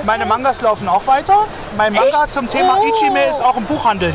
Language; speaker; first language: German; native; German